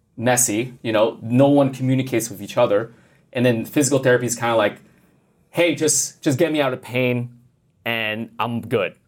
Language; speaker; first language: English; native; English